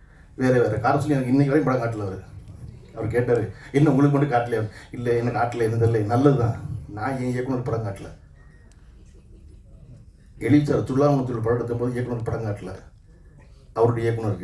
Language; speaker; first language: Tamil; native; Tamil